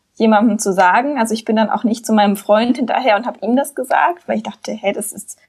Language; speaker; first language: German; native; German